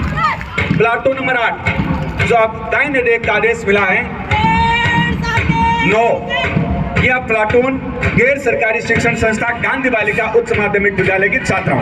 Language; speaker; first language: Hindi; native; Hindi